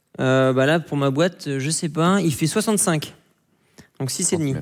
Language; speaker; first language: French; native; French